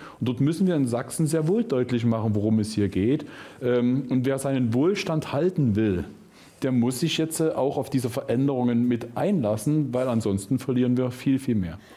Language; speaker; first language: German; native; German